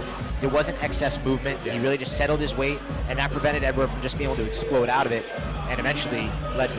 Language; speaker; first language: English; native; English